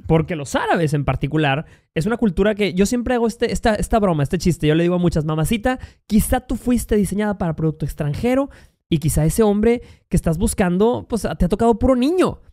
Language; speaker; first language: Spanish; native; Spanish